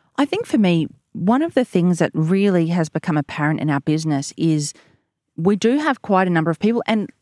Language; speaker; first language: English; native; English